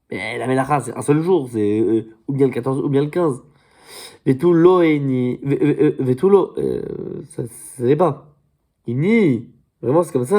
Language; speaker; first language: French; native; French